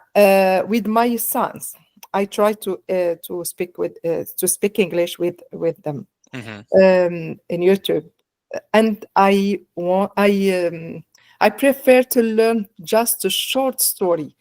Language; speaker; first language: English; non-native, learner; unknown